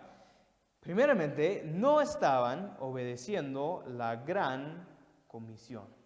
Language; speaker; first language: Spanish; non-native, fluent; English